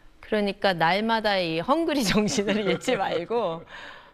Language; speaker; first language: Korean; native; Korean